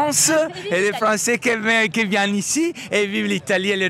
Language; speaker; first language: French; non-native, learner; Italian